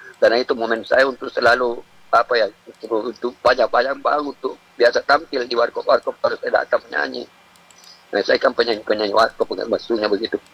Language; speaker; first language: Indonesian; non-native, local second language; Buginese